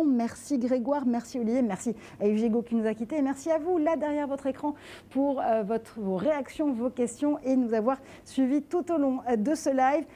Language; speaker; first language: French; native; French